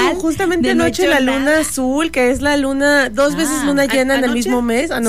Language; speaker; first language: Spanish; native; Spanish